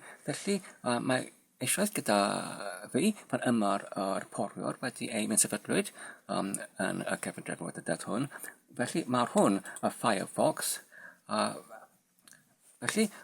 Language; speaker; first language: Welsh; non-native, learner; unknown